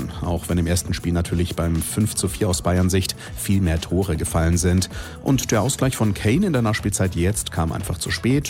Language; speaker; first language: German; native; German